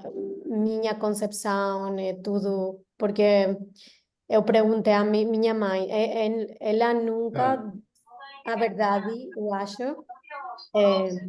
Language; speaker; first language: Portuguese; non-native, learner; Spanish